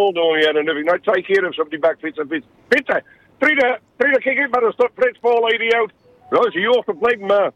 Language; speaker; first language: Dutch; native; Dutch